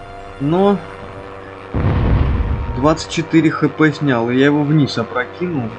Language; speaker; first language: Russian; native; Russian